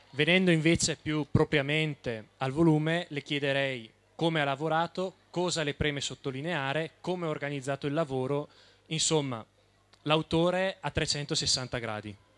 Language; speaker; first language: Italian; native; Italian